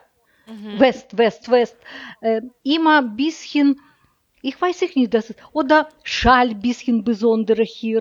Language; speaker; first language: German; non-native, learner; Russian